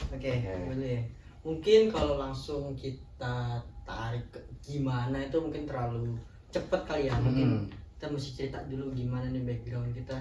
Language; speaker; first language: Indonesian; native; Indonesian